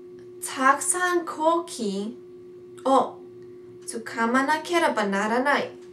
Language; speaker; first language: Japanese; non-native, learner; English